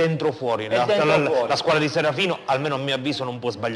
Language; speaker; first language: Italian; native; Italian